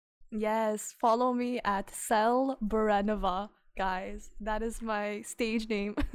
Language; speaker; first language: English; early bilingual, other home language; Russian